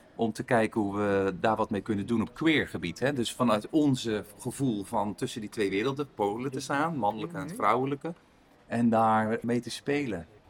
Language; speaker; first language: Dutch; native; Dutch